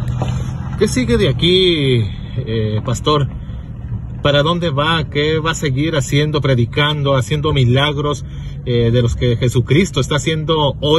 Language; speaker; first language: Spanish; native; Spanish